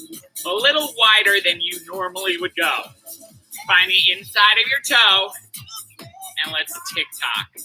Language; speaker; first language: English; native; English